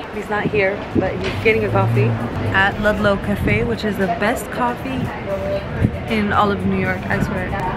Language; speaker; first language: English; non-native, fluent; Swedish